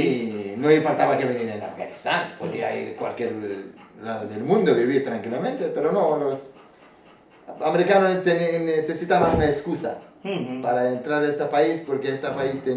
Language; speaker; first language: Spanish; non-native, learner; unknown